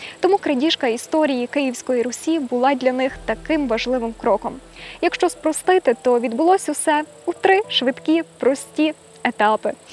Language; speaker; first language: Ukrainian; native; Ukrainian